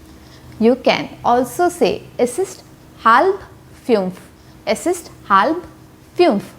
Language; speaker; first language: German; non-native, fluent; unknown